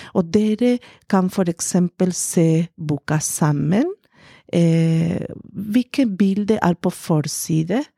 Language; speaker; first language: Norwegian; non-native, fluent; Spanish